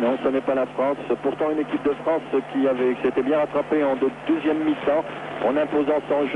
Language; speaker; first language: French; native; French